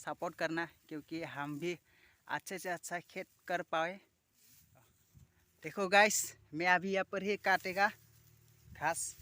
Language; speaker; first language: Hindi; non-native, local second language; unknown